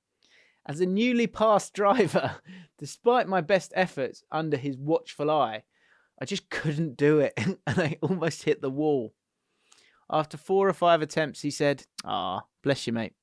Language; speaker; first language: English; native; English